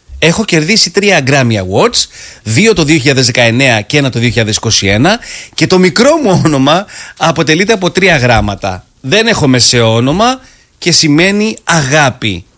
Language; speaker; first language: Greek; native; Greek